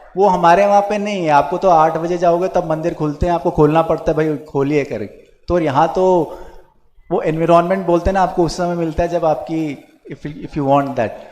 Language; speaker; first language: Hindi; non-native, local second language; Kannada